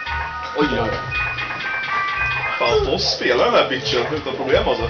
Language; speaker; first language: Swedish; native; Swedish